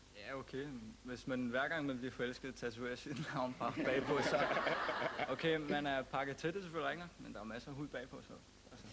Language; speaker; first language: Danish; native; Danish